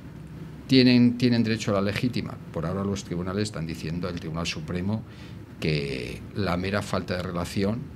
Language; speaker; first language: Spanish; native; Spanish